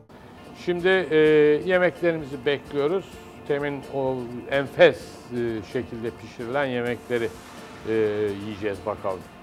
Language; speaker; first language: Turkish; native; Turkish